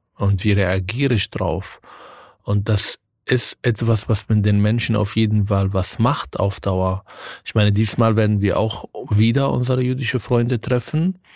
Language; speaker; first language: German; non-native, fluent; Arabic